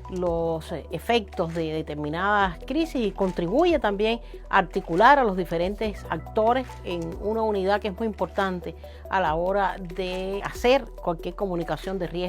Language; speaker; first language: Spanish; native; Spanish